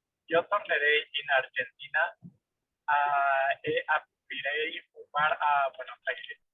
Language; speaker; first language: Italian; non-native, learner; Spanish